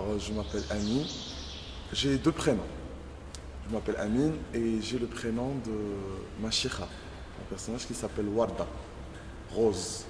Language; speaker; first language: French; non-native, local second language; Arabic